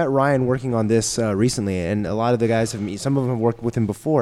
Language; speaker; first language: English; native; English